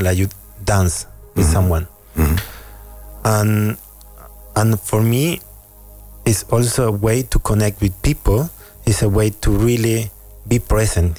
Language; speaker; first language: English; non-native, fluent; Spanish